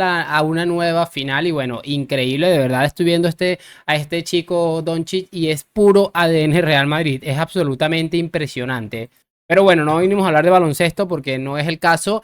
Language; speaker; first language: Spanish; native; Spanish